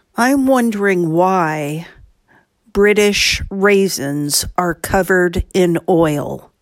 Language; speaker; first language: English; native; English